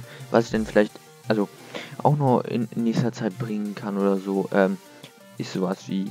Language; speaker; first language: German; native; German